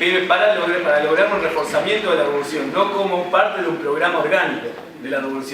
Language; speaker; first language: Spanish; native; Spanish